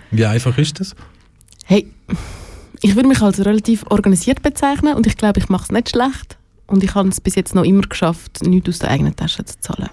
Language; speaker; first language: German; native; German